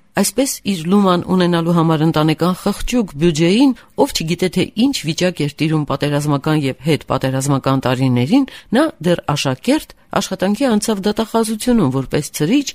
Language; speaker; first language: Armenian; native; Armenian